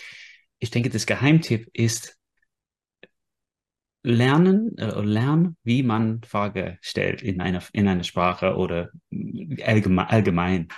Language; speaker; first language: German; non-native, fluent; English